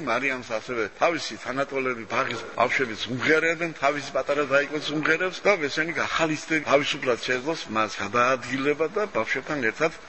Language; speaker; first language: Georgian; native; Georgian